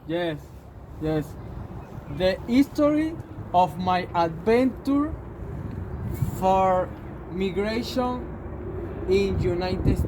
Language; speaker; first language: English; non-native, learner; Spanish